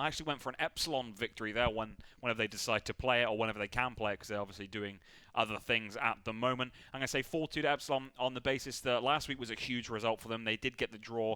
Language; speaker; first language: English; native; English